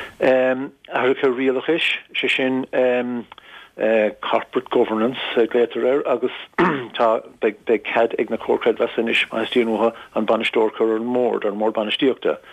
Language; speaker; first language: Irish; native; Irish